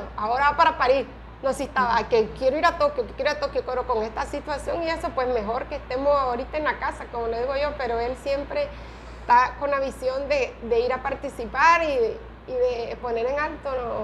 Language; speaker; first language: Spanish; native; Spanish